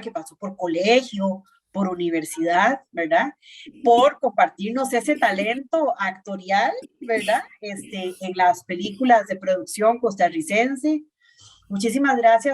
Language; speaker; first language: Spanish; native; Spanish